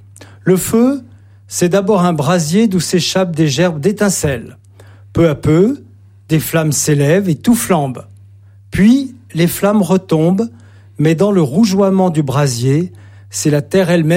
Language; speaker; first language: French; native; French